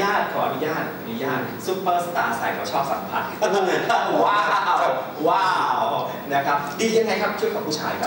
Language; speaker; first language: Thai; native; Thai